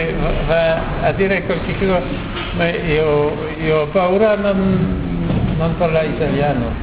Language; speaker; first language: Italian; non-native, learner; French